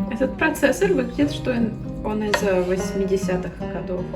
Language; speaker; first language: Russian; early bilingual, other home language; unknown